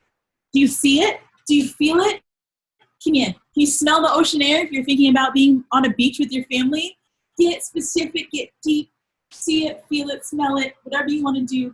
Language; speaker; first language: English; native; English